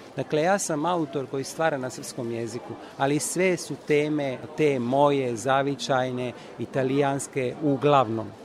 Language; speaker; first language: Serbian; non-native, fluent; Italian